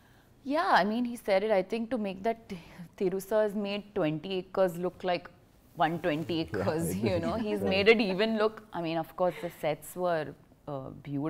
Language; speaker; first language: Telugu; non-native, local second language; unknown